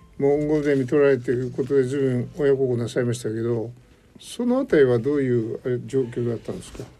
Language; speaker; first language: Japanese; native; Japanese